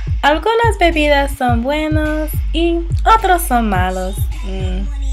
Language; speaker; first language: Spanish; non-native, learner; English